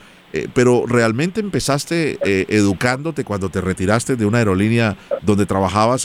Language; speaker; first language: Spanish; native; Spanish